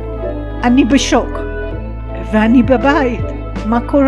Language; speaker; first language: Hebrew; non-native, fluent; English